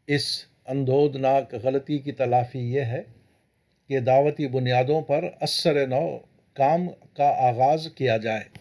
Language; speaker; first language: Urdu; native; Urdu